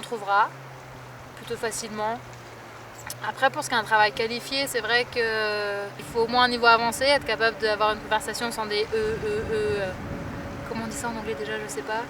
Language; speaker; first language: French; native; French